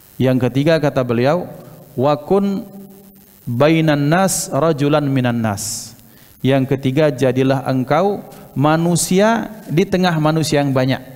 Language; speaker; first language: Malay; non-native, local second language; Javanese